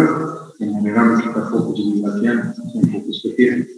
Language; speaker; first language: Indonesian; non-native, fluent; Serbian